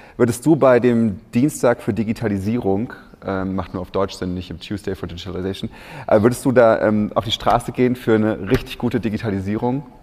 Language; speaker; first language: German; native; German